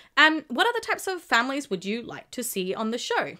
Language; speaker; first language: English; native; English